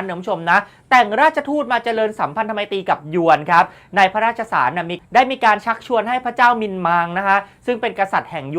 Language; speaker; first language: Thai; native; Thai